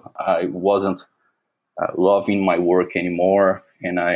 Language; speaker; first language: English; non-native, fluent; Portuguese